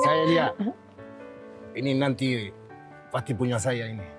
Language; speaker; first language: Indonesian; non-native, learner; Spanish